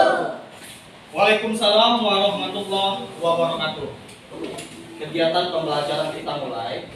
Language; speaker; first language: Indonesian; native; Indonesian